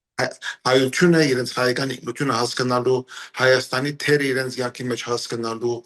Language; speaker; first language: Armenian; early bilingual, heritage; Armenian